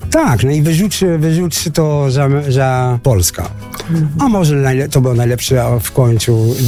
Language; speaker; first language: Polish; non-native, learner; Dutch